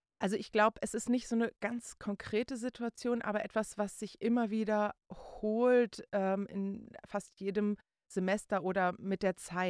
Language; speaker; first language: German; native; German